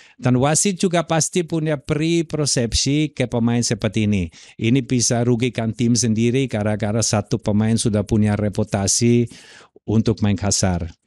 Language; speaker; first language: Indonesian; non-native, fluent; German